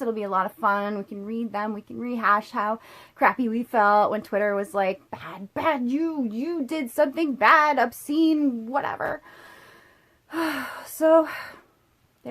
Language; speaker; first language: English; native; English